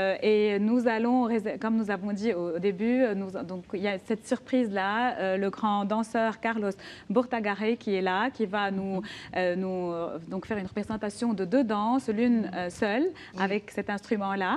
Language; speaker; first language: French; non-native, local second language; Arabic